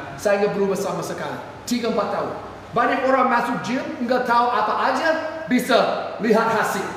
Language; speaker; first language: Indonesian; non-native, fluent; English